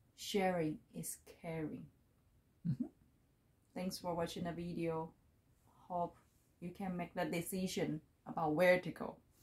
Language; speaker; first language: English; non-native, learner; Chinese